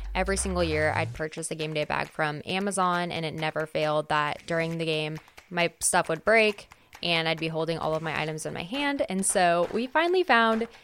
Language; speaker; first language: English; native; English